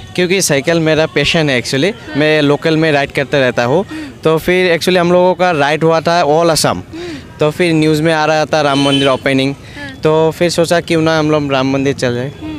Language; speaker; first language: Hindi; non-native, local second language; Assamese